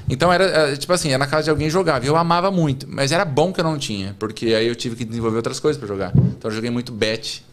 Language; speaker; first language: Portuguese; native; Portuguese